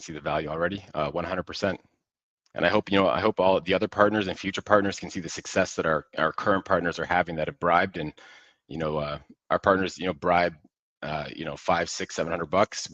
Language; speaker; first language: English; native; English